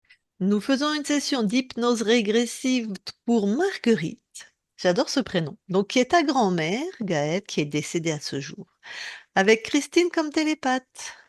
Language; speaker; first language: French; native; French